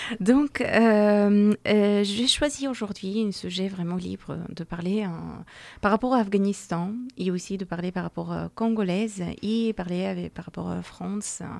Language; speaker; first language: French; non-native, learner; Persian